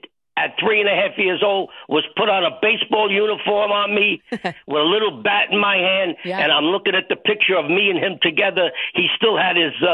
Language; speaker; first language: English; native; English